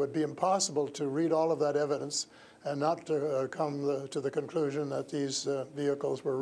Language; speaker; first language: English; native; English